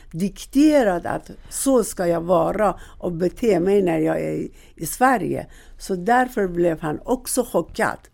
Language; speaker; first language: Swedish; non-native, fluent; Persian